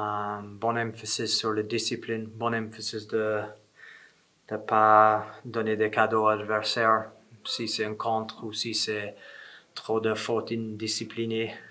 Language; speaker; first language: French; non-native, fluent; English